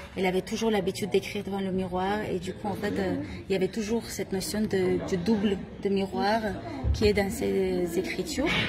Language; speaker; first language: French; non-native, fluent; Armenian